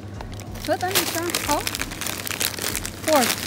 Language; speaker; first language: English; non-native, learner; Filipino